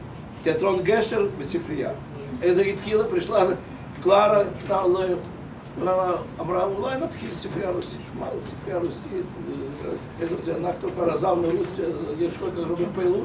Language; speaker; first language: Hebrew; non-native, fluent; Russian